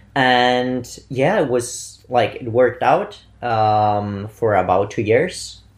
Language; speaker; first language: English; non-native, fluent; Italian